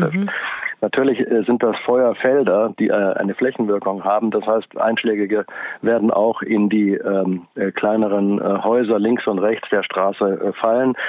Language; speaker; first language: German; native; German